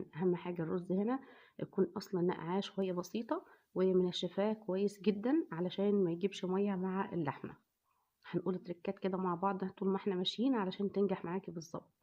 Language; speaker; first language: Arabic; native; Arabic